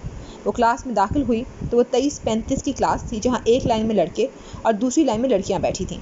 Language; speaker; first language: Urdu; native; Urdu